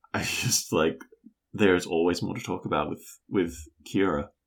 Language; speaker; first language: English; native; English